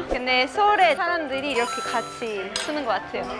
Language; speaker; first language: Korean; non-native, fluent; Spanish